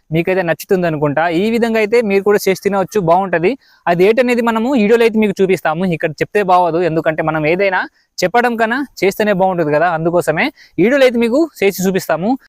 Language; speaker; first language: Telugu; native; Telugu